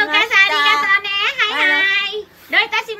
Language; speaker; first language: Japanese; non-native, learner; Vietnamese